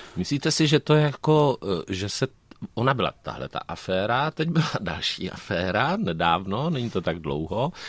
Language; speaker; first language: Czech; native; Czech